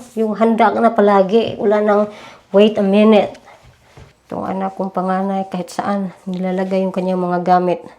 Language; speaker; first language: Filipino; native; Filipino